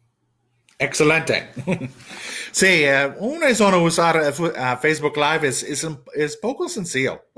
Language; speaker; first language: Spanish; non-native, fluent; English